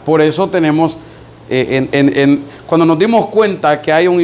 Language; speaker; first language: Spanish; native; Spanish